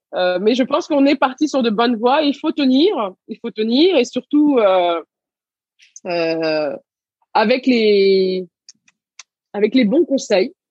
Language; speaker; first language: French; early bilingual, other home language; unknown